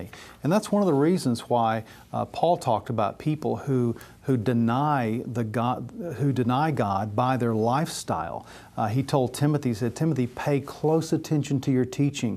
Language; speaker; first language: English; native; English